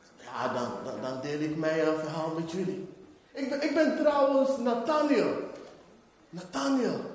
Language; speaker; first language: Dutch; non-native, fluent; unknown